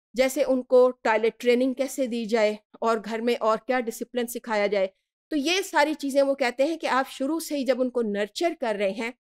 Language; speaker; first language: Urdu; native; Urdu